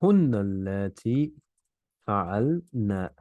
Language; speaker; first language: Arabic; non-native, fluent; English